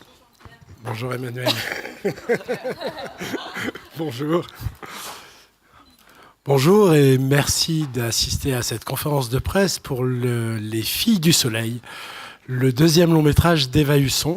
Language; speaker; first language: French; native; French